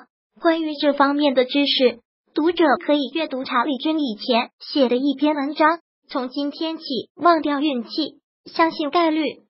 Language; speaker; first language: Chinese; native; Chinese